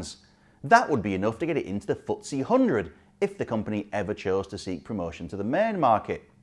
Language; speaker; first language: English; native; English